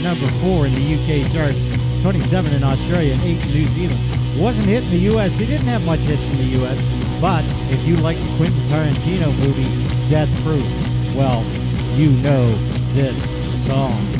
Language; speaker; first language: English; native; English